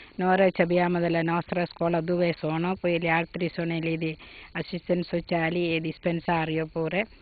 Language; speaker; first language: Italian; non-native, learner; Malayalam